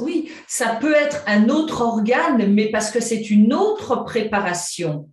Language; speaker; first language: French; native; French